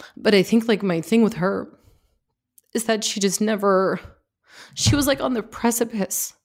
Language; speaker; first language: English; native; English